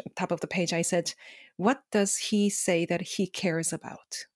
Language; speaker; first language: English; non-native, fluent; Korean